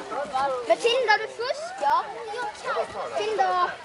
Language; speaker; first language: Swedish; early bilingual, other home language; Achinese